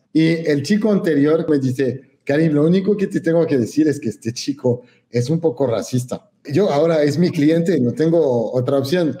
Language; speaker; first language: Spanish; non-native, fluent; French